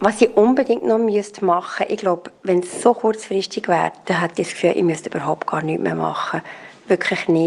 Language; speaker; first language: German; native; German